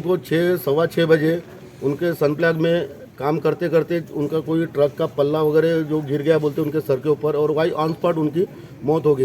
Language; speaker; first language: Hindi; non-native, local second language; Marathi